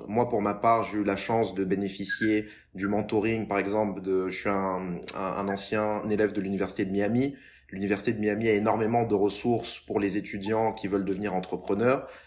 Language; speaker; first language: French; non-native, local second language; Lingala